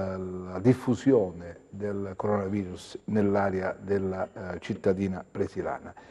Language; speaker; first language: Italian; native; Italian